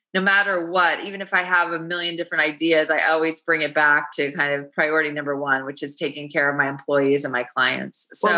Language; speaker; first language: English; native; English